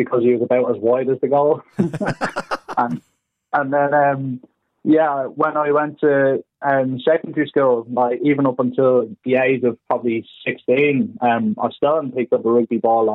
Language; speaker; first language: English; native; English